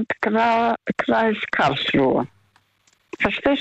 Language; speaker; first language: German; non-native, fluent; Russian